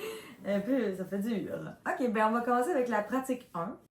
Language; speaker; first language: French; native; French